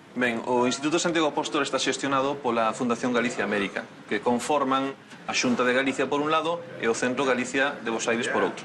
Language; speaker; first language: Galician; native; Galician